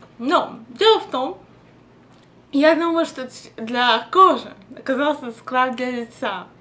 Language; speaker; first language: Russian; early bilingual, heritage; Russian